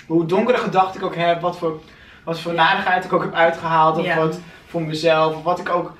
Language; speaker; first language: Dutch; native; Dutch